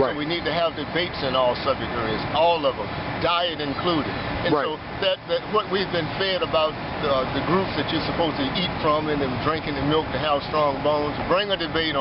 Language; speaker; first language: English; native; English